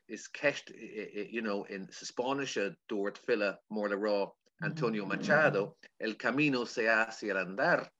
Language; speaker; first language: Irish; non-native, local second language; English